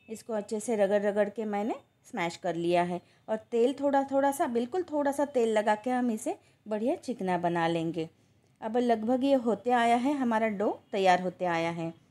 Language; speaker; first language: Hindi; non-native, local second language; Marathi